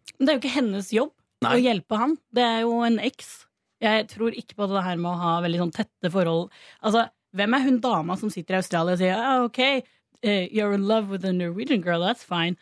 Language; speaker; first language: Norwegian; native; Norwegian